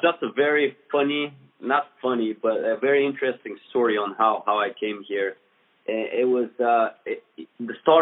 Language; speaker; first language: English; non-native, fluent; Bulgarian